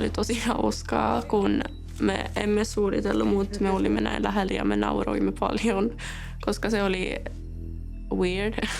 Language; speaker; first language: Finnish; non-native, learner; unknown